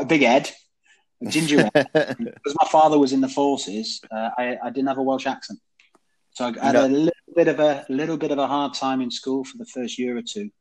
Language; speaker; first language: English; native; English